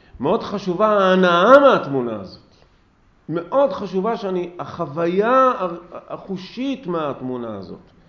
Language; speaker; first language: Hebrew; native; Hebrew